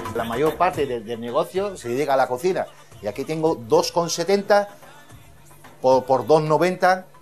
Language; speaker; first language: Spanish; non-native, fluent; Arabic